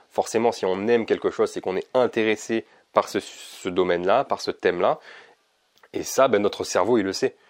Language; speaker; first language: French; native; French